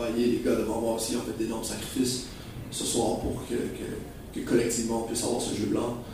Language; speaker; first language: French; native; French